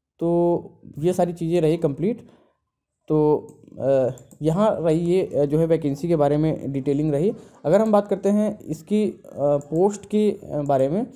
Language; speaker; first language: Hindi; native; Hindi